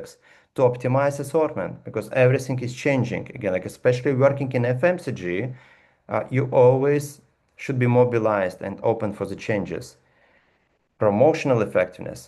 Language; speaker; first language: English; non-native, fluent; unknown